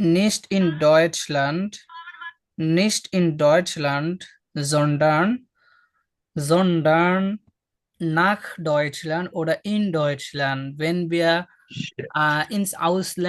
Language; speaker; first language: German; non-native, fluent; Bangla